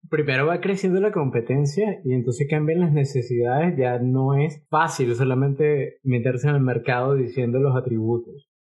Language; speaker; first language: Spanish; native; Spanish